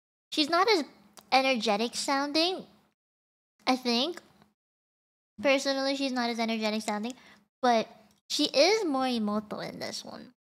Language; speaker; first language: English; native; English